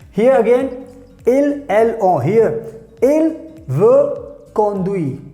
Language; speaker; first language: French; non-native, fluent; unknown